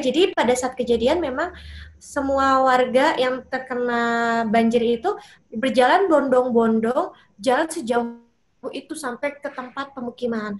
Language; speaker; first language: Indonesian; native; Indonesian